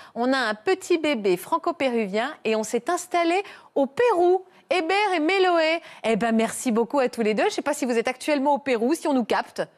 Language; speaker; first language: French; native; French